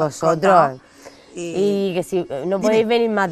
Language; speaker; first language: Spanish; native; Spanish